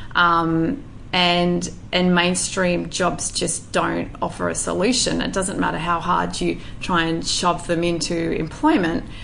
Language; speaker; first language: English; native; English